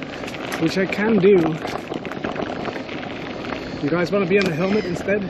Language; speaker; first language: English; non-native, fluent; Danish